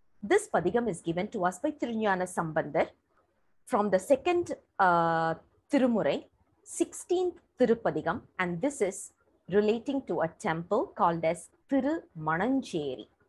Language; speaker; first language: English; non-native, local second language; Tamil